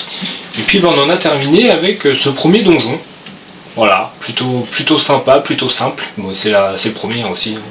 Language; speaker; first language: French; native; French